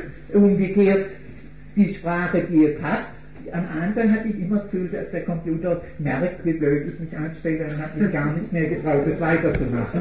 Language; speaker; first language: German; native; German